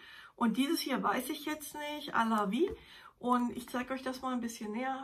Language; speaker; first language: German; native; German